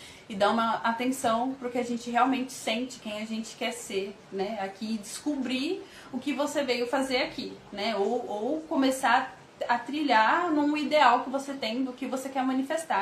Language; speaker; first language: Portuguese; native; Portuguese